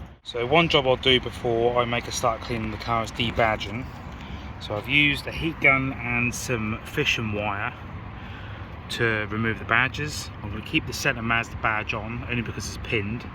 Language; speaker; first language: English; native; English